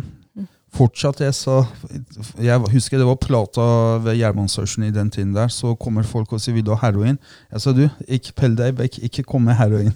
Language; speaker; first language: Norwegian; non-native, fluent; Persian